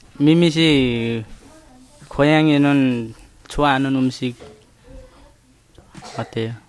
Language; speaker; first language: Korean; non-native, learner; Nepali